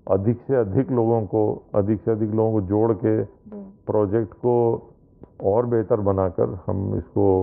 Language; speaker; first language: Hindi; native; Hindi